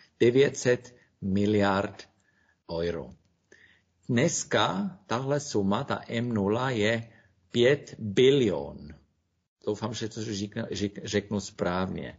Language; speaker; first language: Czech; non-native, fluent; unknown